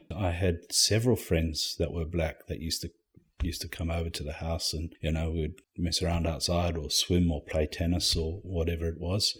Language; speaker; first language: English; native; English